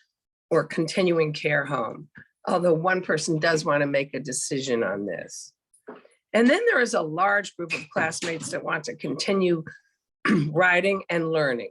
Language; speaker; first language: English; native; English